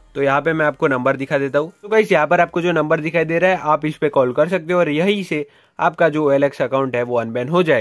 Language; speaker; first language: Hindi; non-native, local second language; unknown